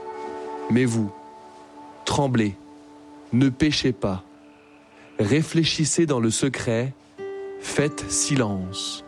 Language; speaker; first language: French; native; French